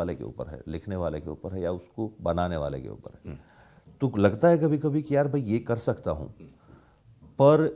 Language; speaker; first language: Hindi; native; Hindi